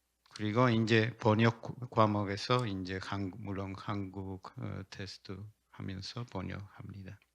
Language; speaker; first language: Korean; non-native, learner; Spanish